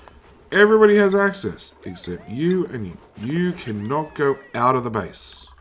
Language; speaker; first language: English; native; English